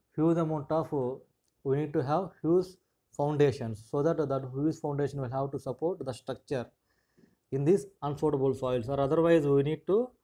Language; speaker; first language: English; non-native, local second language; Telugu